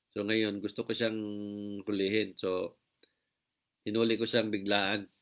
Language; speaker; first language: Filipino; non-native, local second language; Cebuano